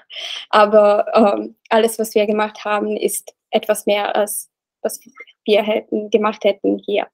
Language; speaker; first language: German; non-native, learner; Italian